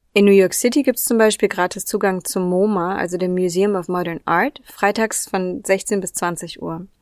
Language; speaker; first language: German; native; German